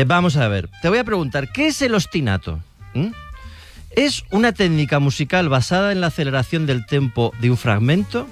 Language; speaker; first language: Spanish; native; Spanish